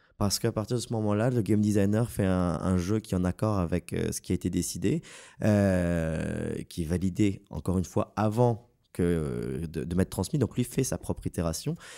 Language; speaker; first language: French; native; French